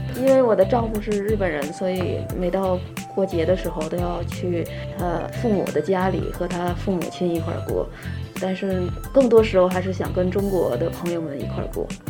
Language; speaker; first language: Chinese; native; Chinese